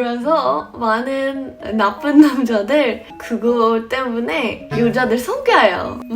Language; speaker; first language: Korean; non-native, fluent; English